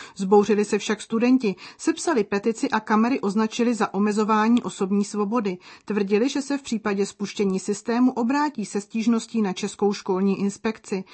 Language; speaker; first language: Czech; native; Czech